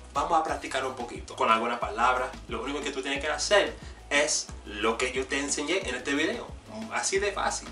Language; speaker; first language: Spanish; non-native, fluent; English